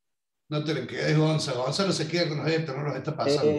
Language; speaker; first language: Spanish; native; Spanish